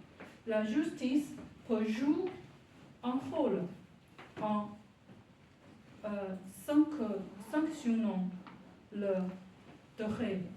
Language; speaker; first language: French; non-native, learner; Chinese